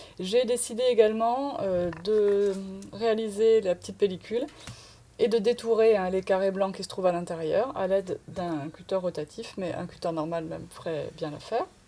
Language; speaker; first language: French; native; French